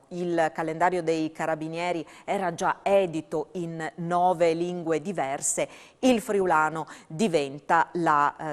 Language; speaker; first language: Italian; native; Italian